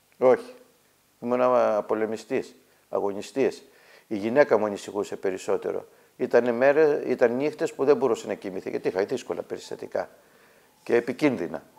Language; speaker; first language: Greek; native; Greek